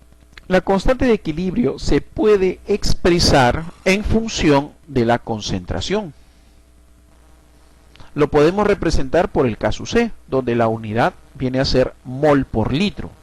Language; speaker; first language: Spanish; native; Spanish